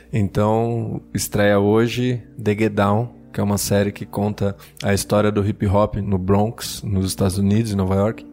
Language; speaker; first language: Portuguese; native; Portuguese